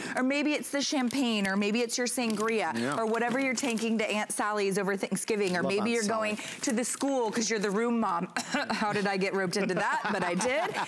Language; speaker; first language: English; native; English